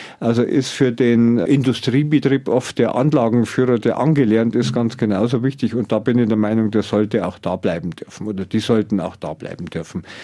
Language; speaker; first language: German; native; German